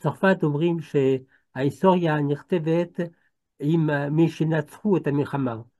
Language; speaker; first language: Hebrew; non-native, fluent; French